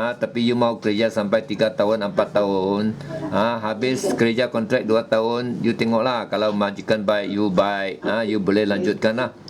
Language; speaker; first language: Malay; non-native, local second language; Chinese